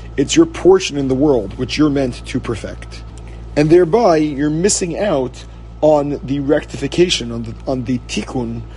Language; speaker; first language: English; native; English